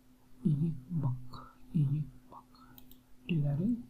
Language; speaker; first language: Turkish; non-native, learner; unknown